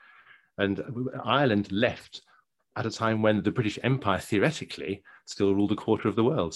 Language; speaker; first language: English; native; English